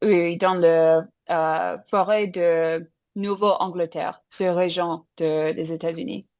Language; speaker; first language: French; non-native, fluent; English